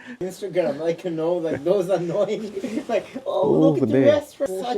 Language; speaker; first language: English; non-native, learner; Georgian